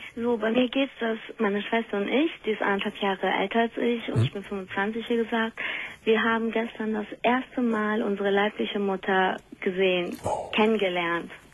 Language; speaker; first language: German; native; German